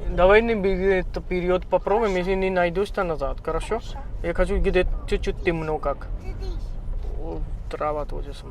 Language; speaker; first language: Russian; non-native, learner; Hindi